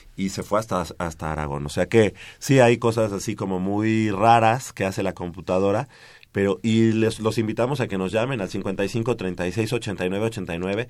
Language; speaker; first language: Spanish; native; Spanish